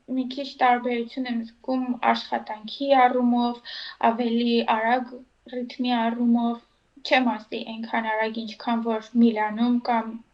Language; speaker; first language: Armenian; native; Armenian